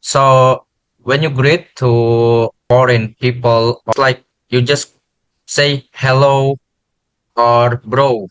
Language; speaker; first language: English; non-native, learner; Indonesian